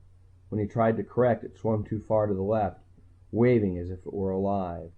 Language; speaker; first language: English; native; English